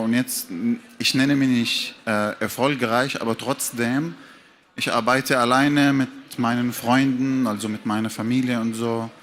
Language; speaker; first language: German; non-native, fluent; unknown